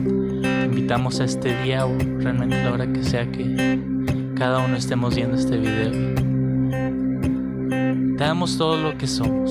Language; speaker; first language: Spanish; native; Spanish